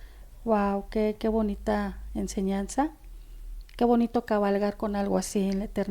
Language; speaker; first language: Spanish; native; Spanish